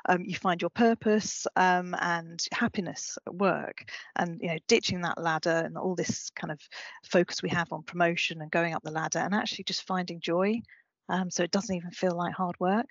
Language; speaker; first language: English; native; English